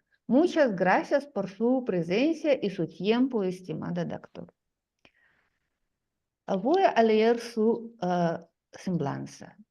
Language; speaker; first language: Spanish; non-native, fluent; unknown